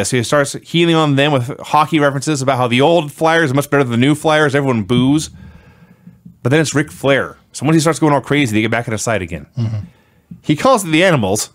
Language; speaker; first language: English; native; English